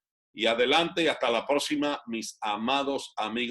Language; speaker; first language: Spanish; native; Spanish